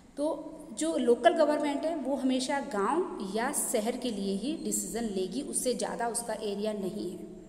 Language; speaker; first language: Hindi; non-native, local second language; Gujarati